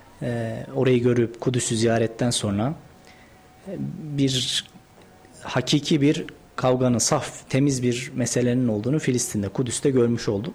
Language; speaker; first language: Turkish; native; Turkish